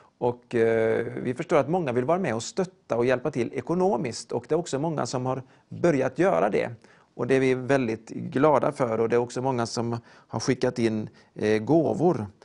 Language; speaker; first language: Swedish; native; Swedish